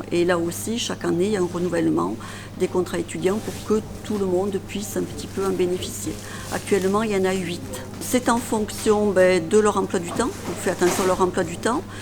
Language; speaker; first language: French; native; French